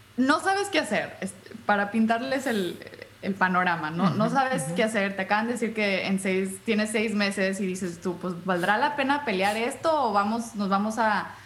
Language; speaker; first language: Spanish; native; Spanish